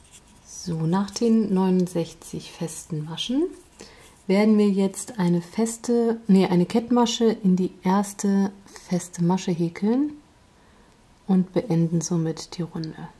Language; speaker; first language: German; native; German